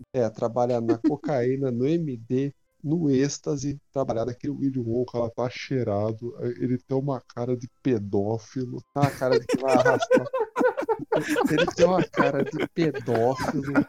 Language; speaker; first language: Portuguese; native; Portuguese